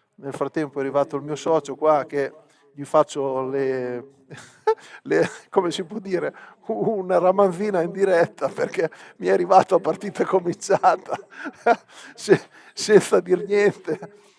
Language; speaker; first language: Italian; native; Italian